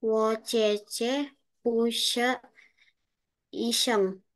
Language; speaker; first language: Chinese; non-native, learner; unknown